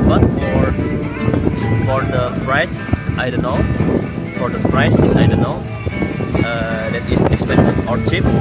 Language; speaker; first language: English; non-native, learner; Indonesian